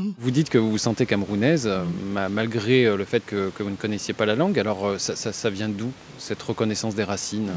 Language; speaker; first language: French; native; French